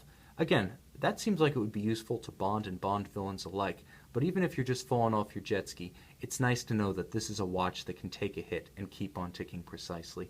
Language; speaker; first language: English; native; English